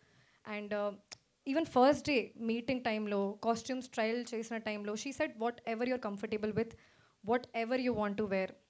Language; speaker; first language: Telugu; non-native, fluent; Hindi